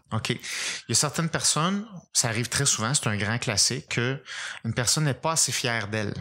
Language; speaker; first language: French; native; French